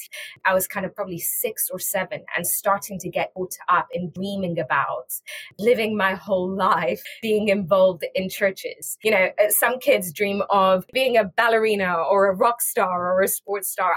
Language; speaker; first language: English; native; English